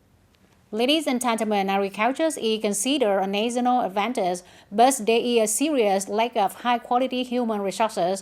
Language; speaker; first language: English; non-native, fluent; Vietnamese